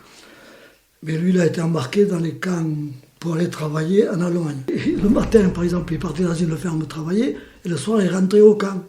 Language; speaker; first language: French; native; French